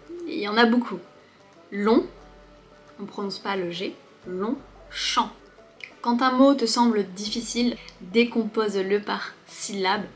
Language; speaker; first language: French; native; French